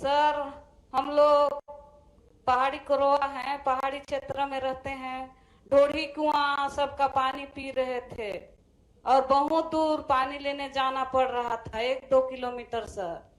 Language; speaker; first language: Hindi; non-native, local second language; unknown